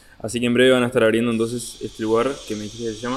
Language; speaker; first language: Spanish; native; Spanish